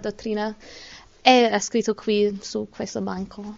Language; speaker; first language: Italian; non-native, learner; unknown